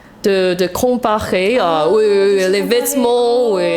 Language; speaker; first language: French; non-native, learner; Chinese